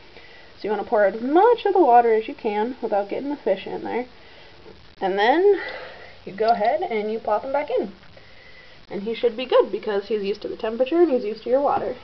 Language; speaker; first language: English; native; English